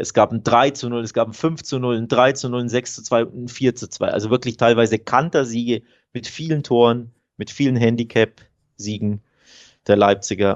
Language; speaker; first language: German; native; German